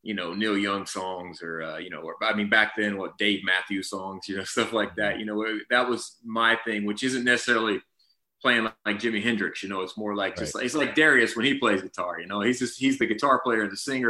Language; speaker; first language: English; native; English